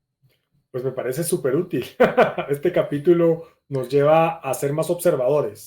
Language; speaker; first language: Spanish; native; Spanish